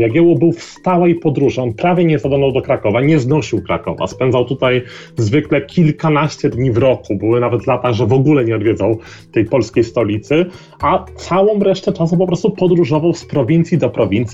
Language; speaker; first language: Polish; native; Polish